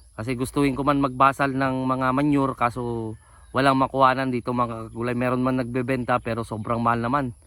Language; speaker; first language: Filipino; non-native, local second language; Cebuano